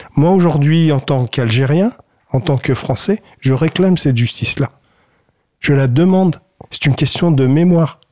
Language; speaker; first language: French; early bilingual, other home language; Kabyle